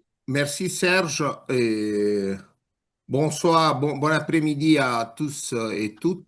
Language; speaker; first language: French; non-native, fluent; Italian